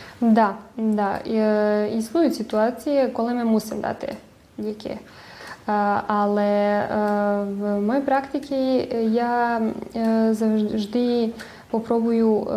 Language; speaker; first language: Ukrainian; early bilingual, heritage; Ukrainian